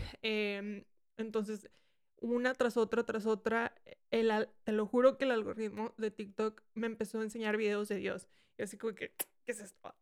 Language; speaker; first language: Spanish; early bilingual, heritage; Spanish